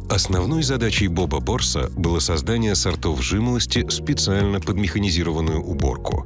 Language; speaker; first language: Russian; native; Russian